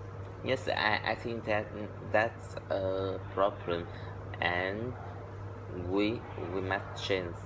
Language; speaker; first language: English; non-native, learner; Vietnamese